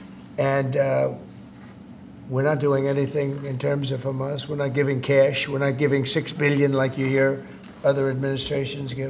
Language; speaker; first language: English; native; English